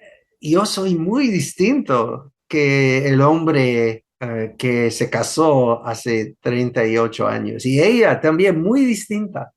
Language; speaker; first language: Spanish; non-native, fluent; English